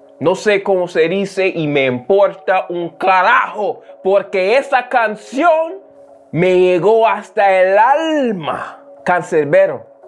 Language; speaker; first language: Spanish; non-native, learner; English